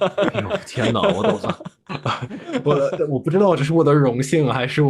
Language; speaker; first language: Chinese; non-native, fluent; English